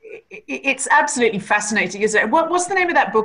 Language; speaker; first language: English; native; English